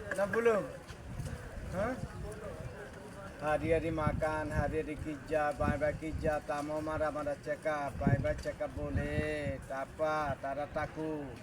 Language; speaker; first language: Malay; non-native, learner; Bangla